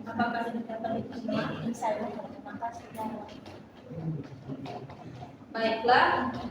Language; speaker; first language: Indonesian; native; Indonesian